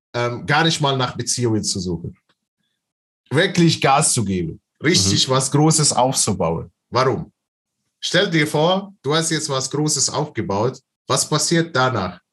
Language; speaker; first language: German; non-native, fluent; Arabic